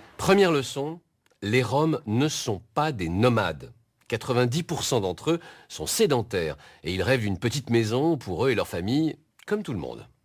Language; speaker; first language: French; native; French